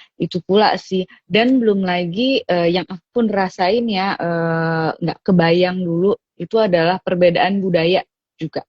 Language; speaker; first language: Indonesian; native; Indonesian